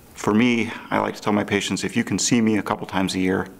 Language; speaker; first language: English; native; English